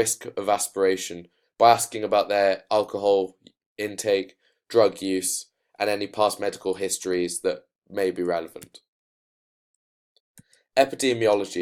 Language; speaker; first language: English; native; English